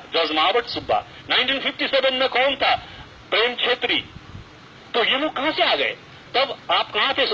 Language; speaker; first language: Hindi; non-native, local second language; Nepali